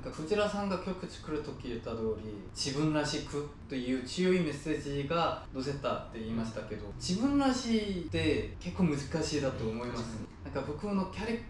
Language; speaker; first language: Japanese; non-native, fluent; Korean